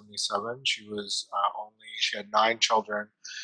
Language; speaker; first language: English; native; English